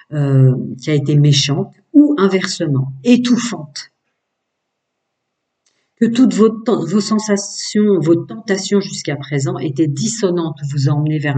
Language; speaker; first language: French; native; French